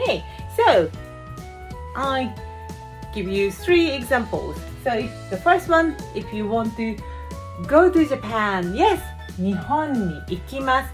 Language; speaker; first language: English; non-native, fluent; Japanese